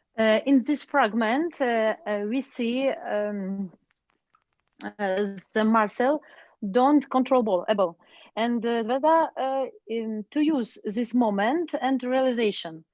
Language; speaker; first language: English; non-native, learner; Ukrainian